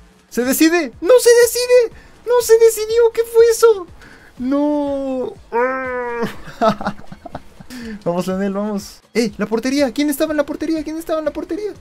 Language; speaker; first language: Spanish; native; Spanish